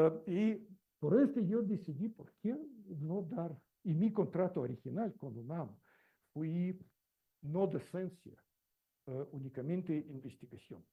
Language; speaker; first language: Spanish; non-native, learner; Russian